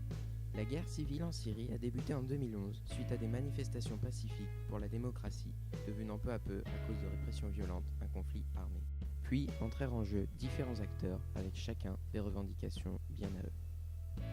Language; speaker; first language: French; native; French